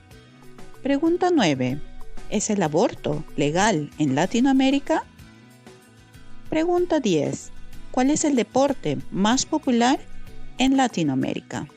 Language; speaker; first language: Spanish; non-native, fluent; Norwegian